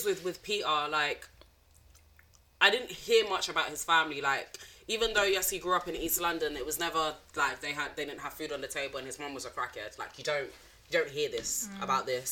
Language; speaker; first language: English; non-native, local second language; French